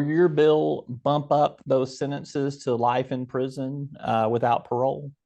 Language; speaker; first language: English; native; English